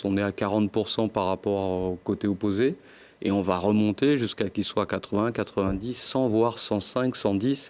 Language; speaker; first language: French; native; French